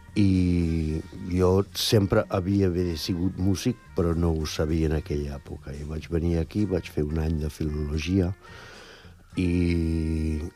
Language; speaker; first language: Catalan; non-native, fluent; English